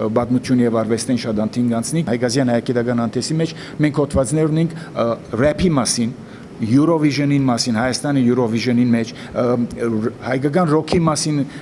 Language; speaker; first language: Armenian; native; Armenian